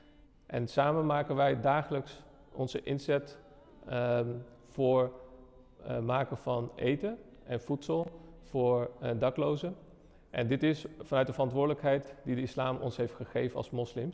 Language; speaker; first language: Dutch; non-native, fluent; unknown